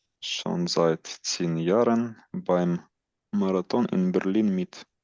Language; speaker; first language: German; non-native, learner; Ukrainian